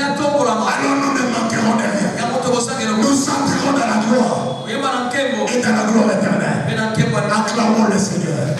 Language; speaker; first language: French; non-native, local second language; Lingala